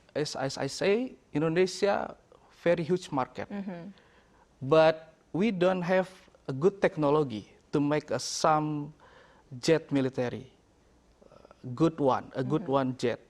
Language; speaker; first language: English; non-native, learner; Indonesian